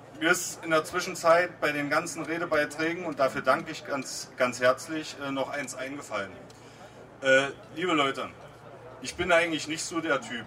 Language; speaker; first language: German; native; German